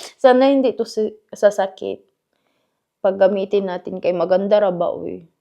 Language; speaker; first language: Filipino; non-native, local second language; Cebuano